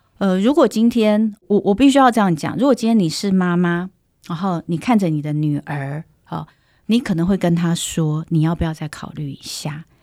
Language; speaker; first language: Chinese; native; Chinese